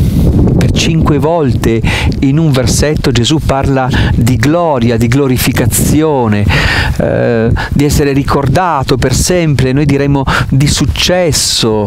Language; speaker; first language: Italian; native; Italian